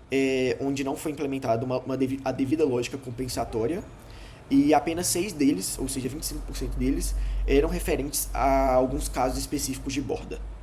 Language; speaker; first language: Portuguese; native; Portuguese